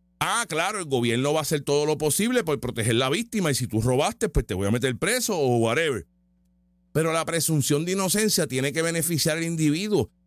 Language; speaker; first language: Spanish; native; Spanish